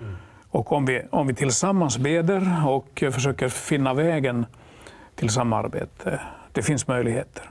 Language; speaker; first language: Swedish; non-native, local second language; Finnish